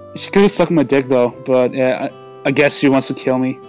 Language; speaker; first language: English; non-native, fluent; German